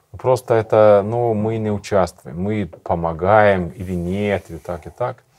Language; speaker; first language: Russian; non-native, learner; Swedish